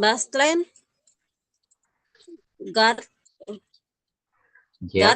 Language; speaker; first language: German; non-native, learner; Indonesian